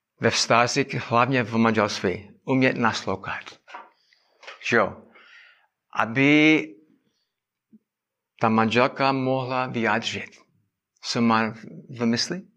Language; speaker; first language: Czech; non-native, learner; English